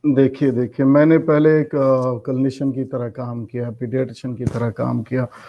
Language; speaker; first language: Hindi; non-native, local second language; Kashmiri